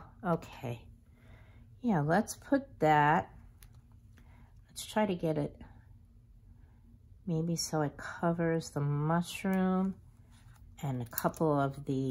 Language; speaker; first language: English; native; English